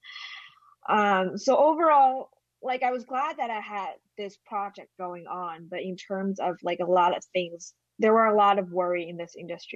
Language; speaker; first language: English; non-native, fluent; Chinese